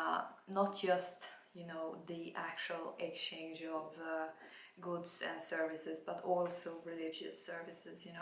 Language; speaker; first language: English; non-native, fluent; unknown